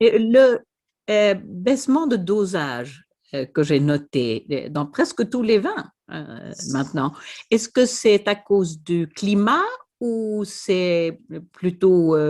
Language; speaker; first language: French; non-native, fluent; Swedish